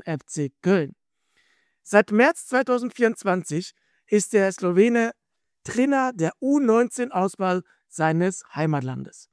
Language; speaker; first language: German; native; German